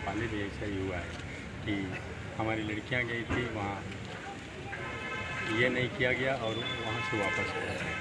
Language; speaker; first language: Hindi; non-native, local second language; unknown